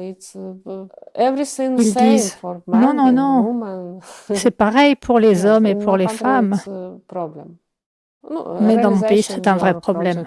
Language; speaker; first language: French; non-native, fluent; Ukrainian